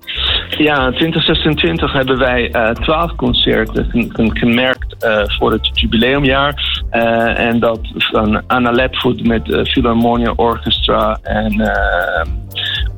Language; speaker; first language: Dutch; non-native, fluent; Italian